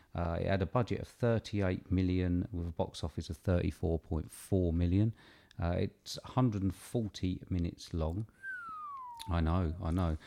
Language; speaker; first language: English; native; English